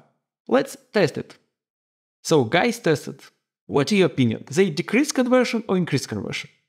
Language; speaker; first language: English; non-native, fluent; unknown